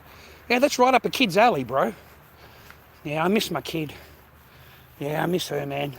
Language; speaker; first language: English; native; English